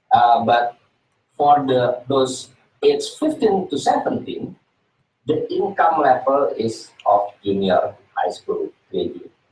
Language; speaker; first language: English; non-native, fluent; Indonesian